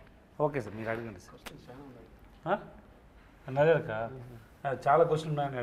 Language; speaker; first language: Telugu; non-native, learner; Tamil